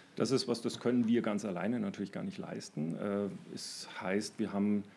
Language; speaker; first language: German; native; German